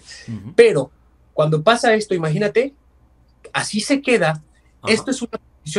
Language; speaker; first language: Spanish; native; Spanish